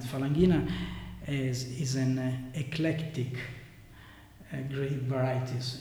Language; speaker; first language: English; non-native, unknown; Italian